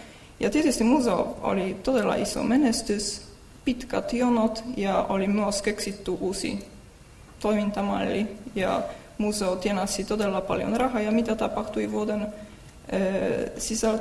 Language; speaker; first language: Finnish; non-native, fluent; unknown